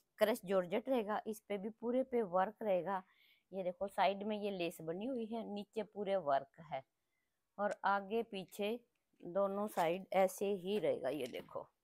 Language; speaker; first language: Hindi; native; Hindi